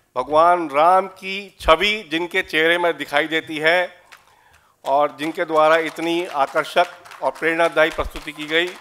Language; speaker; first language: Hindi; native; Hindi